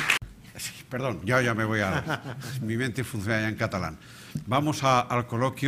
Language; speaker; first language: Spanish; non-native, local second language; Catalan